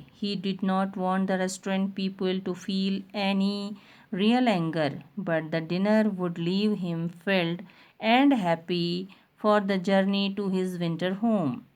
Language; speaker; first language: English; non-native, local second language; Hindi